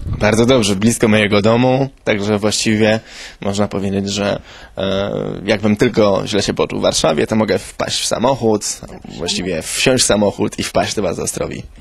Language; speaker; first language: Polish; early bilingual, heritage; Spanish